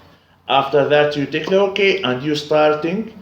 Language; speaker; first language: English; non-native, learner; Arabic